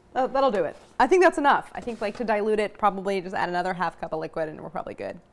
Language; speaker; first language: English; native; English